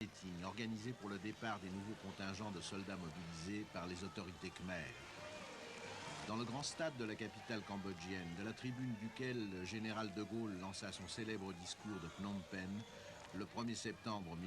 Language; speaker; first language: French; native; French